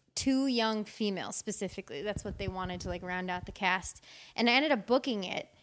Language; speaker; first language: English; native; English